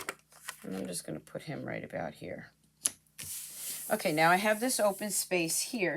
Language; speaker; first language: English; native; English